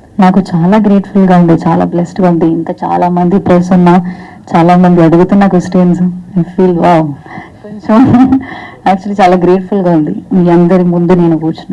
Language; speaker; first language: Telugu; non-native, learner; Malayalam